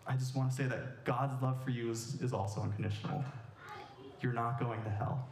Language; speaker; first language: English; native; English